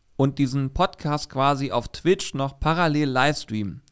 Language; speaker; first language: German; native; German